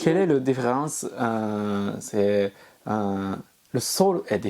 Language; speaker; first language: French; non-native, learner; Japanese